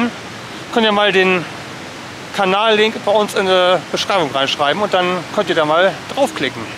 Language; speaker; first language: German; native; German